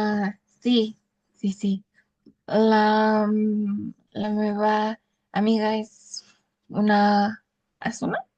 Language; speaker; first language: Catalan; non-native, learner; Spanish